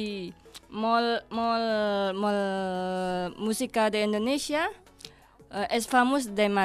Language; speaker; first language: Catalan; non-native, learner; Indonesian